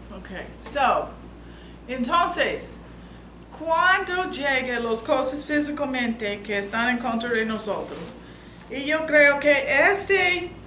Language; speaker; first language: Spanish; non-native, learner; English